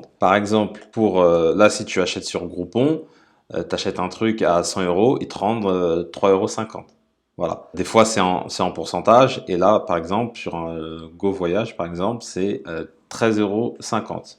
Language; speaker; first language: French; native; French